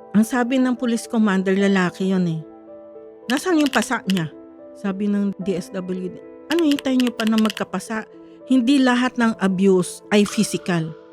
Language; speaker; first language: Filipino; native; Filipino